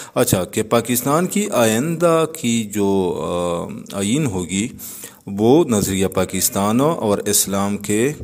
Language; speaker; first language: Urdu; native; Urdu